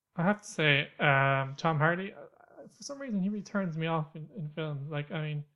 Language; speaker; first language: English; native; English